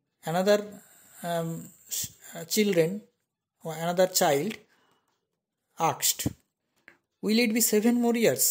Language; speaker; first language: English; non-native, local second language; Bangla